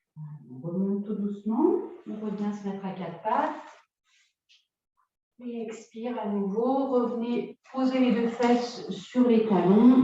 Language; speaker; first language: French; native; French